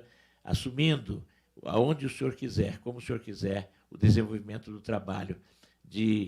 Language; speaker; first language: Portuguese; native; Portuguese